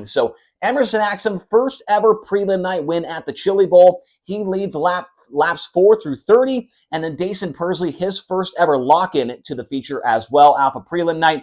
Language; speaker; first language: English; native; English